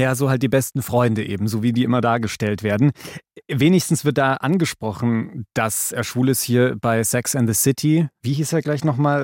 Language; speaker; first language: German; native; German